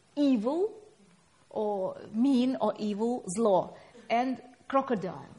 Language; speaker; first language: English; non-native, fluent; Russian